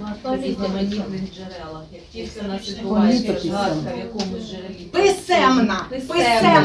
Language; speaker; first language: Ukrainian; native; Ukrainian